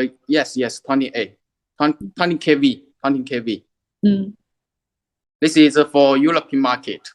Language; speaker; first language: English; non-native, learner; Chinese